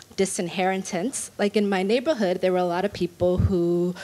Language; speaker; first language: English; native; English